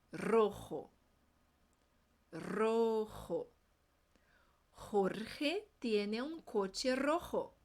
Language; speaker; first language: Spanish; non-native, fluent; Portuguese